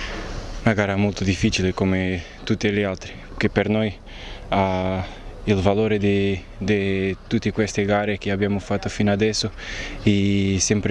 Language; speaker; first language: Italian; non-native, fluent; Portuguese